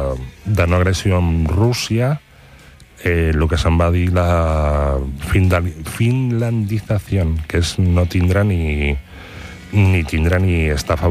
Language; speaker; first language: Catalan; non-native, local second language; Spanish